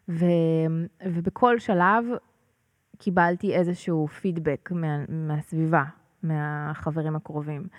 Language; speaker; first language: Hebrew; native; Hebrew